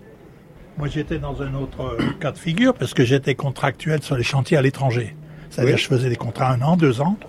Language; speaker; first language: French; native; French